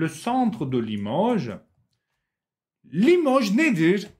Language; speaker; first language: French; non-native, fluent; Turkish